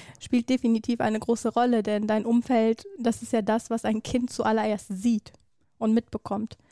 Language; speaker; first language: German; early bilingual, other home language; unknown